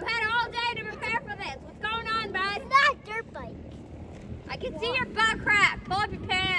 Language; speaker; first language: English; native; English